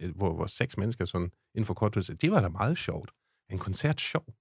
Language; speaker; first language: Danish; non-native, fluent; German